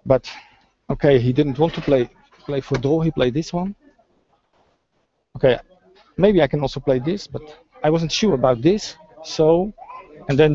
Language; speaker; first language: English; non-native, fluent; Dutch